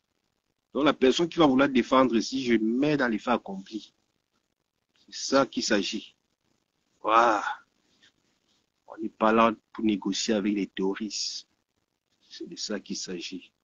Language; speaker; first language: French; native; French